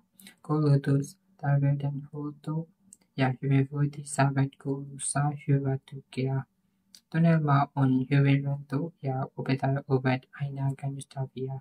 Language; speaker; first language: Finnish; non-native, learner; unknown